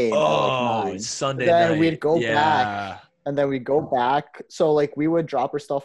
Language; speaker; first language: English; native; English